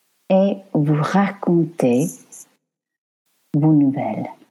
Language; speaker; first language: French; non-native, fluent; English